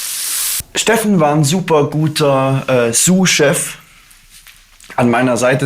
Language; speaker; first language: German; native; German